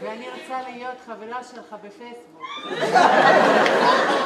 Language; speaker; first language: Hebrew; non-native, local second language; Arabic